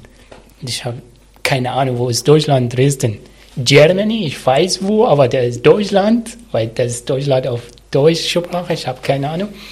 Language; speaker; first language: German; non-native, learner; Arabic